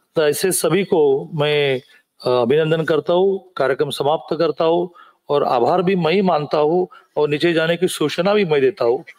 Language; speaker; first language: Hindi; non-native, local second language; Marathi